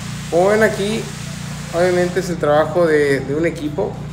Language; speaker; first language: Spanish; native; Spanish